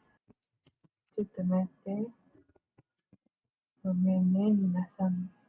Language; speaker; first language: Japanese; non-native, fluent; Malay